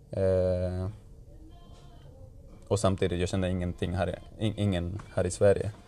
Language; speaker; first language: Swedish; non-native, learner; Spanish